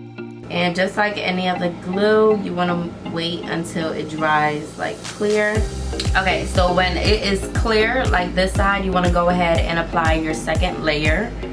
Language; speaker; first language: English; native; English